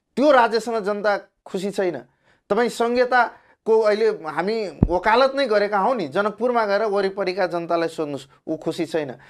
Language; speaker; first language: Nepali; non-native, local second language; Maithili